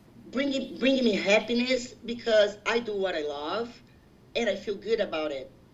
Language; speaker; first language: English; non-native, fluent; Portuguese